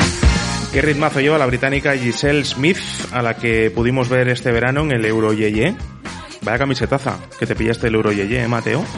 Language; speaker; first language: Spanish; native; Spanish